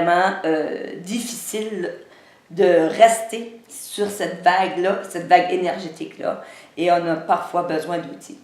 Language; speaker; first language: French; native; French